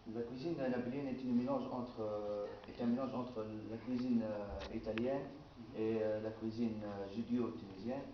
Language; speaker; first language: French; non-native, local second language; Arabic